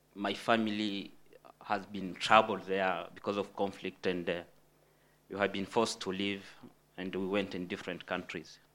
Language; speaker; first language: English; non-native, fluent; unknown